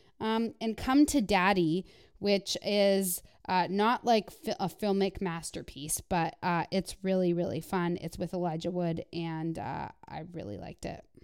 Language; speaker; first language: English; non-native, fluent; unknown